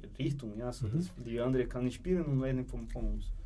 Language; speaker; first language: German; non-native, learner; Portuguese